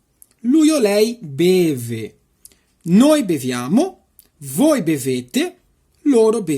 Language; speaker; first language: Italian; non-native, fluent; Portuguese